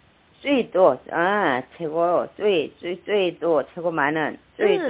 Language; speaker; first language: Chinese; non-native, learner; Korean